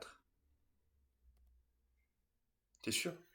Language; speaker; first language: French; native; French